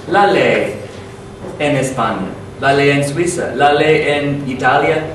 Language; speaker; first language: Spanish; non-native, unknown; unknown